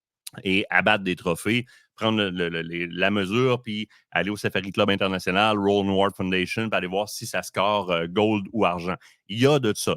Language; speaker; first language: French; native; French